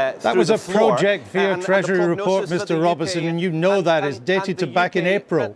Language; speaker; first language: English; native; English